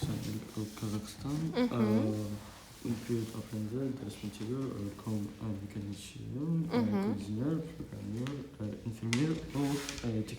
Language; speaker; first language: French; non-native, learner; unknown